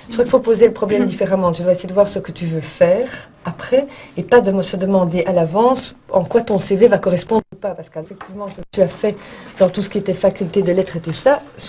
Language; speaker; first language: French; native; French